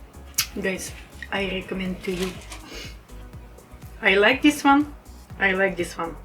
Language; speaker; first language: English; non-native, learner; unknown